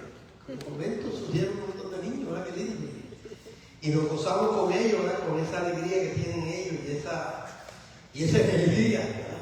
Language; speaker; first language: Spanish; native; Spanish